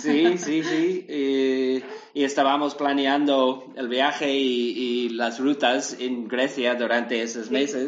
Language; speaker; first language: Spanish; non-native, learner; English